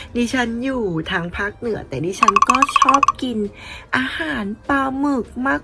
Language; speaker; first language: Thai; native; Thai